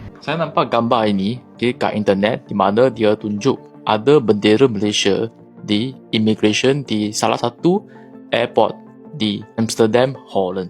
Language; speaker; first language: Malay; native; Malay